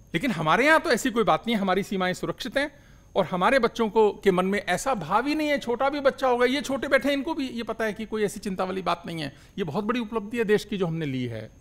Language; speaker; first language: Hindi; native; Hindi